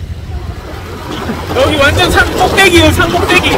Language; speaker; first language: Korean; native; Korean